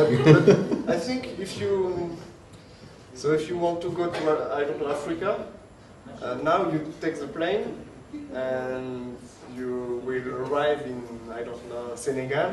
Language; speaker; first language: English; non-native, learner; French